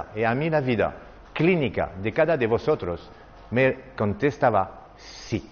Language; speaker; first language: Spanish; non-native, learner; French